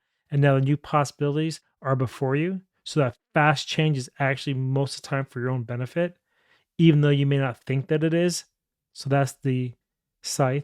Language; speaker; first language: English; native; English